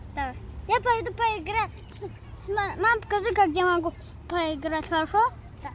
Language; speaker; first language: Russian; early bilingual, other home language; Tajik